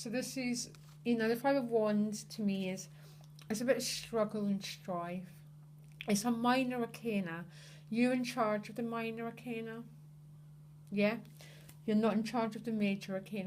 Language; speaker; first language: English; native; English